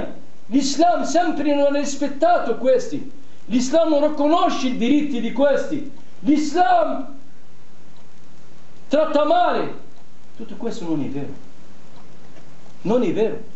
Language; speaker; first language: Italian; non-native, fluent; Arabic